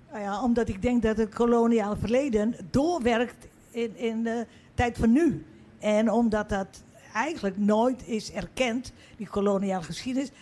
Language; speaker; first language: Dutch; early bilingual, other home language; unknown